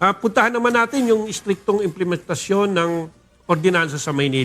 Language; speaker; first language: Filipino; native; Filipino